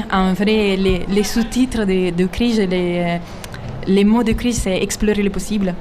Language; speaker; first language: French; non-native, fluent; Italian